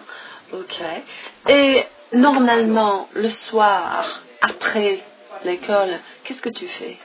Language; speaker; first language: French; non-native, fluent; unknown